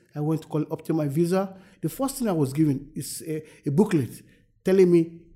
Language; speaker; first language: English; non-native, local second language; Yoruba